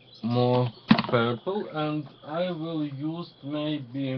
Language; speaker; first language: English; non-native, learner; Ukrainian